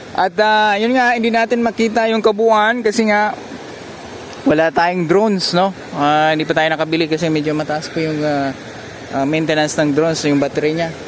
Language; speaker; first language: Filipino; non-native, local second language; Hiligaynon